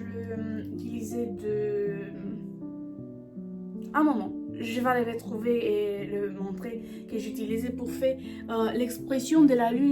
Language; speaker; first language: French; non-native, learner; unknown